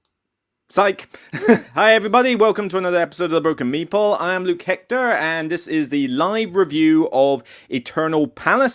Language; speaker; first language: English; native; English